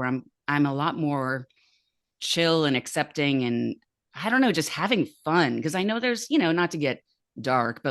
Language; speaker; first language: English; native; English